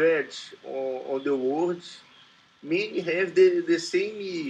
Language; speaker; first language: English; non-native, learner; Portuguese